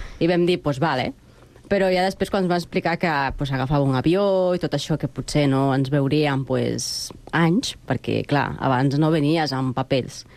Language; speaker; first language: Catalan; non-native, fluent; Spanish